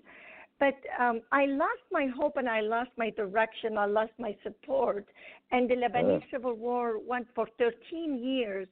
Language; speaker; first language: English; non-native, fluent; Arabic